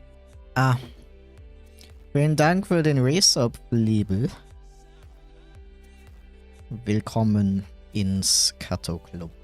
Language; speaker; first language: German; non-native, fluent; English